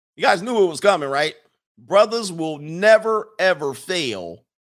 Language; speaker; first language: English; native; English